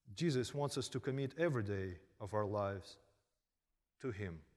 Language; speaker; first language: English; early bilingual, other home language; Korean